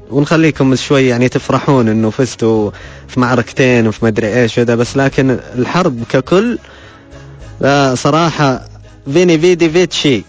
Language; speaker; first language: Arabic; native; Arabic